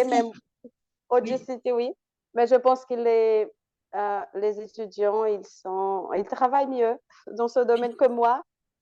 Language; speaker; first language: French; non-native, fluent; Portuguese